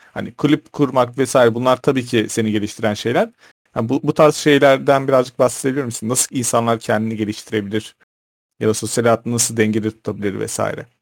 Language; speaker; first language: Turkish; native; Turkish